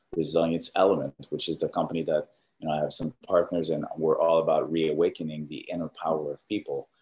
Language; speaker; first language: English; native; English